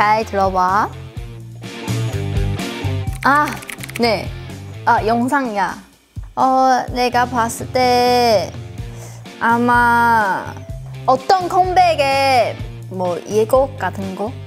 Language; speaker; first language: Korean; non-native, learner; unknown